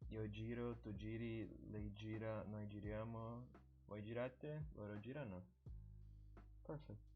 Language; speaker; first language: Italian; non-native, learner; Portuguese